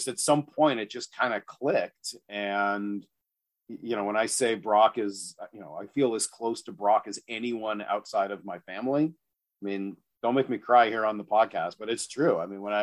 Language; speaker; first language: English; native; English